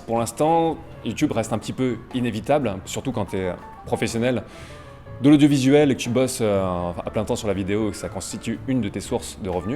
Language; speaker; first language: French; native; French